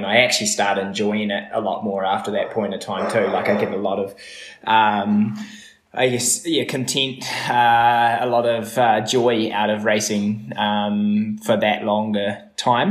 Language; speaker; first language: English; native; English